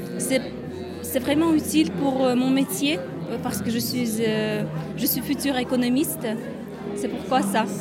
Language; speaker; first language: French; non-native, learner; Kyrgyz